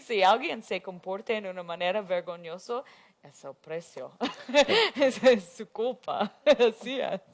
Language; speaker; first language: Spanish; non-native, fluent; English